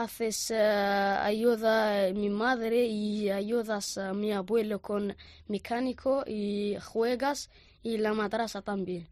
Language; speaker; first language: Spanish; non-native, learner; Arabic